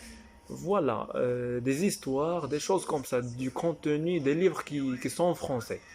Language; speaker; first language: French; non-native, fluent; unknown